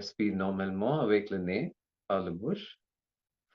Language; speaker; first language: French; non-native, learner; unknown